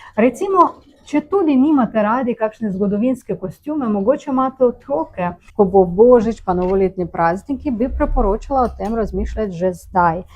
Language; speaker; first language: Slovenian; non-native, learner; Russian